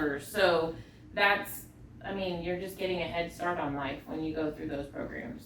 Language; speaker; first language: English; native; English